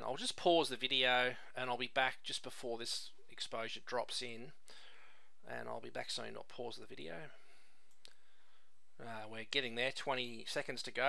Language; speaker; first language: English; native; English